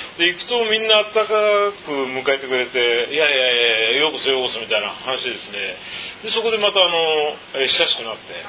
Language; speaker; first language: Japanese; native; Japanese